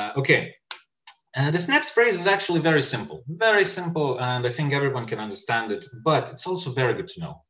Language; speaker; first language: English; non-native, fluent; Lithuanian